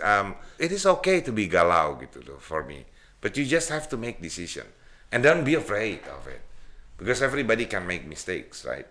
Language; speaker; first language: English; non-native, fluent; Indonesian